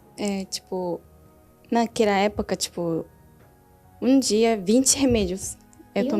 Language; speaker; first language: Portuguese; non-native, learner; Japanese